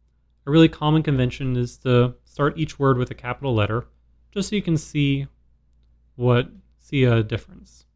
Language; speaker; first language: English; native; English